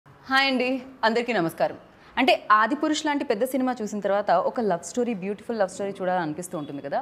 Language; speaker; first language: Telugu; native; Telugu